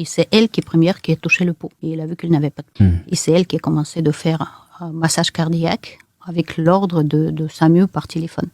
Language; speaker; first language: French; non-native, fluent; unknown